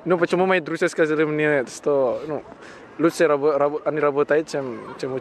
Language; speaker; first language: Russian; non-native, learner; Indonesian